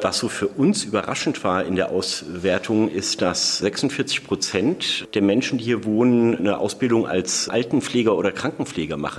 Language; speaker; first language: German; native; German